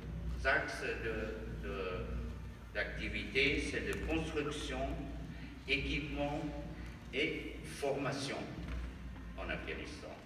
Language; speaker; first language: French; non-native, fluent; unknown